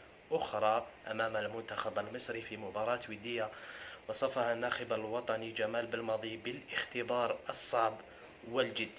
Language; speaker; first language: Arabic; native; Arabic